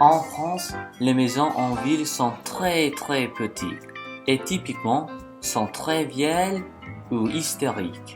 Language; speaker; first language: French; non-native, learner; English